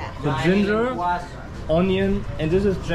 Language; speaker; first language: English; non-native, fluent; German